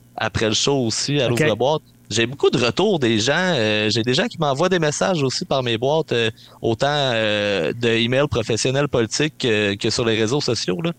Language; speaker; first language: French; native; French